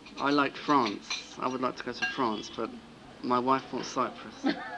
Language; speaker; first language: English; early bilingual, other home language; Greek